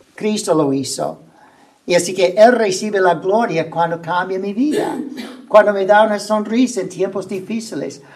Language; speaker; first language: Spanish; non-native, fluent; English